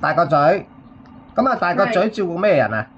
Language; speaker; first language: Cantonese; native; Cantonese